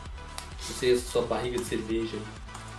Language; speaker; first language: Portuguese; native; Portuguese